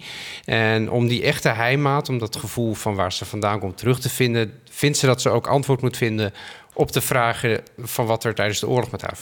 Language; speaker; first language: Dutch; native; Dutch